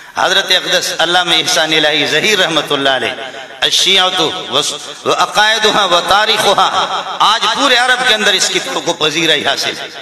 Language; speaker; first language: Urdu; non-native, local second language; Baluchi